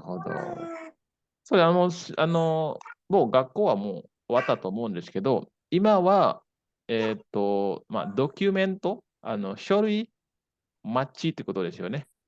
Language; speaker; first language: Japanese; non-native, fluent; Indonesian